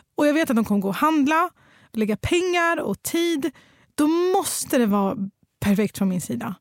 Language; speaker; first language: Swedish; early bilingual, other home language; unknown